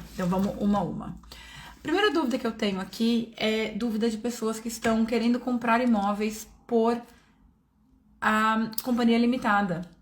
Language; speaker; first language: Portuguese; native; Portuguese